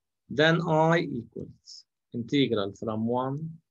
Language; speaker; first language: English; non-native, local second language; Arabic